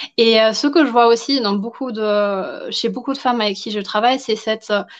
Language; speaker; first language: French; non-native, fluent; German